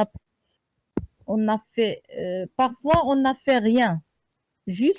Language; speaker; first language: French; non-native, learner; Arabic